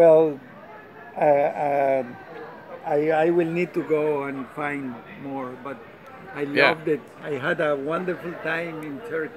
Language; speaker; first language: English; non-native, fluent; Spanish